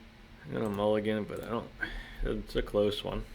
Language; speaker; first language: English; native; English